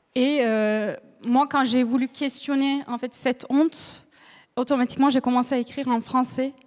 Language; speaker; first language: French; non-native, fluent; Turkish